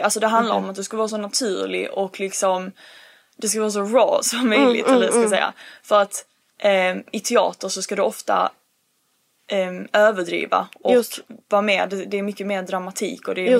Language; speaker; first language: Swedish; early bilingual, other home language; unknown